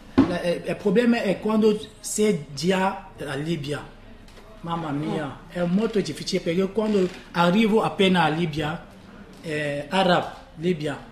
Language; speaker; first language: Italian; non-native, learner; French